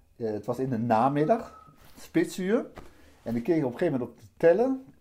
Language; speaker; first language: Dutch; native; Dutch